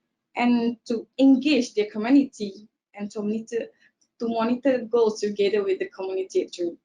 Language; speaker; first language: English; non-native, local second language; Malay